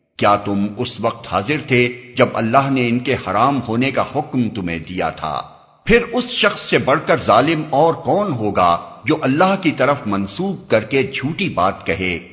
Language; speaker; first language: Urdu; native; Urdu